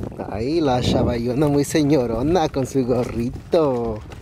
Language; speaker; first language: Spanish; early bilingual, heritage; Spanish